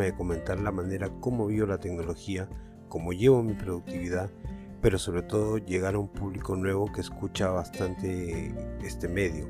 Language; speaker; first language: Spanish; native; Spanish